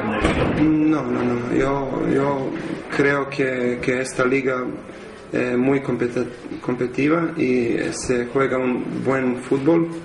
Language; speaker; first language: Spanish; non-native, learner; Serbian